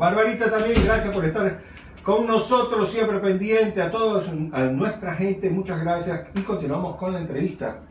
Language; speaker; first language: Spanish; native; Spanish